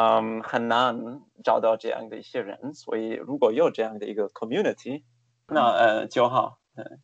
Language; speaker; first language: Chinese; non-native, fluent; German